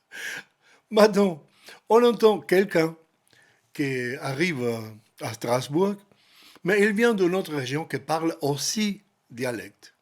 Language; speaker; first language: French; non-native, learner; Spanish